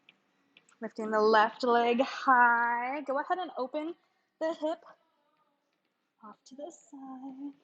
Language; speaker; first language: English; native; English